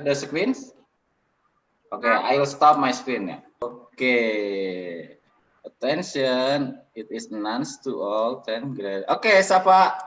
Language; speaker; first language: English; non-native, learner; Indonesian